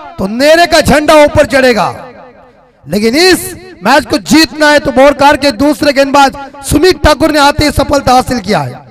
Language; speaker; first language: Hindi; non-native, local second language; Marathi